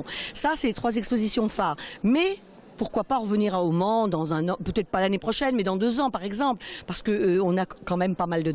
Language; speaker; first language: French; native; French